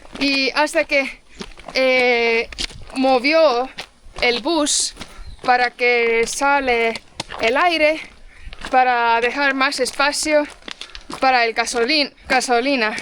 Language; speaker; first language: Spanish; non-native, fluent; Portuguese